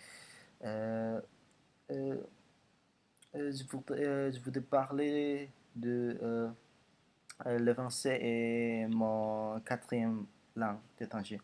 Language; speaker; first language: French; non-native, learner; Indonesian